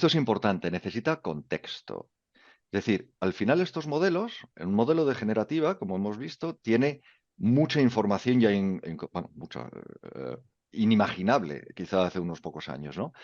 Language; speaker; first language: Spanish; native; Spanish